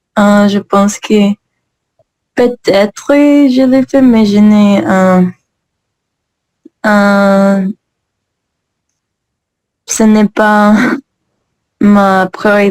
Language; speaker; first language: French; non-native, learner; English